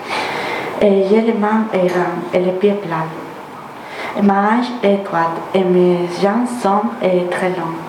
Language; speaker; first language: French; non-native, learner; Spanish